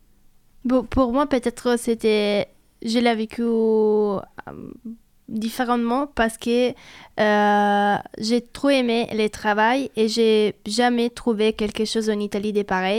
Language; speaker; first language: French; non-native, fluent; Italian